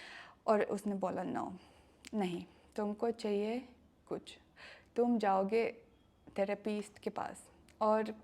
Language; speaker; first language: Hindi; non-native, learner; Russian